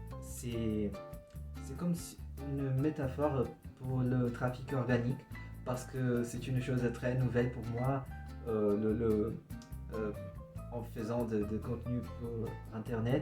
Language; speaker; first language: French; non-native, learner; Portuguese